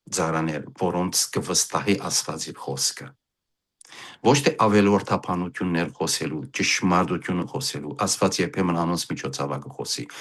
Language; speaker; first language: Armenian; early bilingual, heritage; Armenian